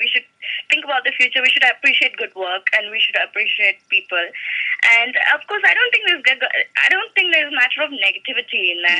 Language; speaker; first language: English; non-native, local second language; Malayalam